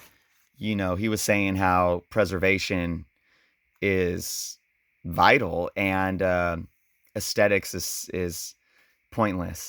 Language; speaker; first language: English; native; English